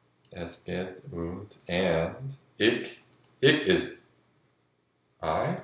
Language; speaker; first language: German; non-native, learner; English